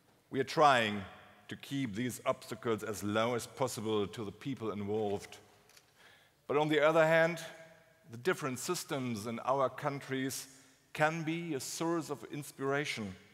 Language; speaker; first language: English; non-native, fluent; German